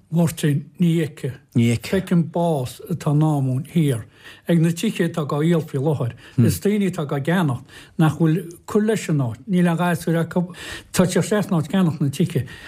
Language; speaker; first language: Irish; native; Irish